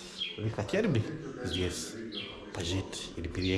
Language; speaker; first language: Russian; non-native, learner; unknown